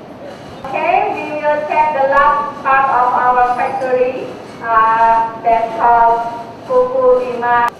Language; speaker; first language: English; non-native, local second language; Indonesian